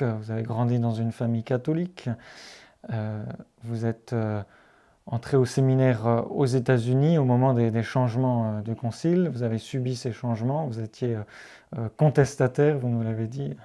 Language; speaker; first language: French; native; French